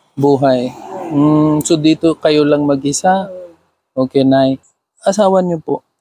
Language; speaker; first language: Filipino; non-native, learner; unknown